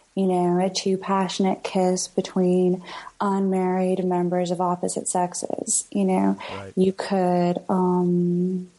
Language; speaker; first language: English; native; English